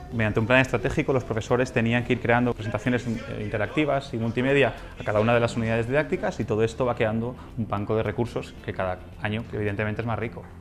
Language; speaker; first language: Spanish; native; Spanish